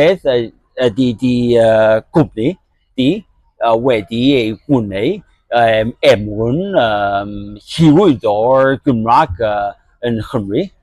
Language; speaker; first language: Welsh; non-native, learner; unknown